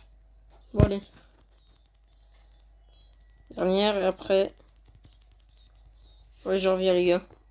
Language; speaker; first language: French; native; French